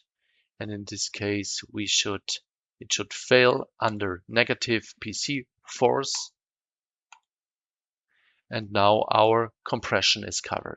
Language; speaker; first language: English; non-native, fluent; German